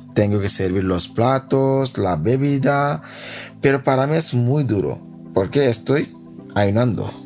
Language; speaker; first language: Spanish; non-native, learner; Bangla